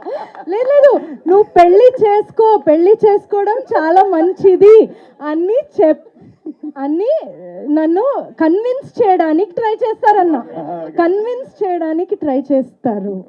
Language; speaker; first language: Telugu; non-native, fluent; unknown